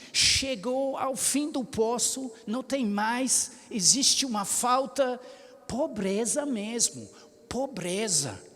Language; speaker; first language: Portuguese; non-native, fluent; English